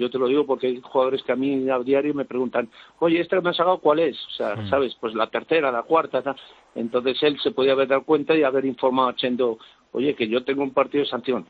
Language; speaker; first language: Spanish; native; Spanish